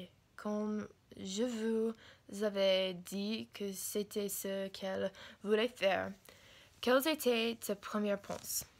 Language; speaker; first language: French; non-native, learner; English